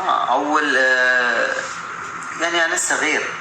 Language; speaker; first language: Arabic; non-native, learner; Malayalam